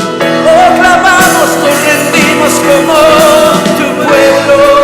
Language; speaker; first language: Spanish; native; Spanish